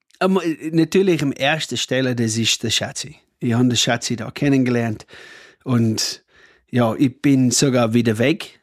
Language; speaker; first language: German; non-native, fluent; English